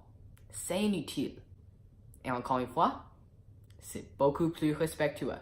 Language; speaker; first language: French; non-native, learner; English